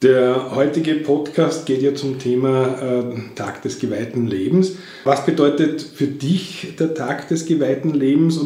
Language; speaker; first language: German; native; German